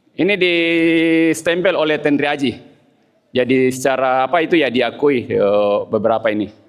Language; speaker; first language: Indonesian; non-native, local second language; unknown